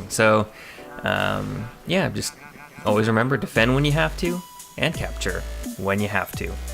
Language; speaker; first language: English; native; English